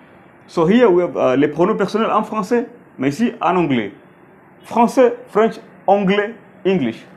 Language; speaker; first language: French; non-native, fluent; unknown